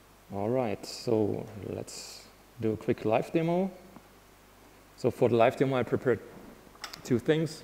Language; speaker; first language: English; non-native, fluent; German